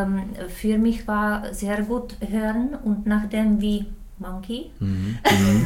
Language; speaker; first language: German; non-native, learner; Czech